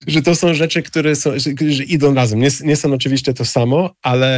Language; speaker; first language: Polish; non-native, fluent; English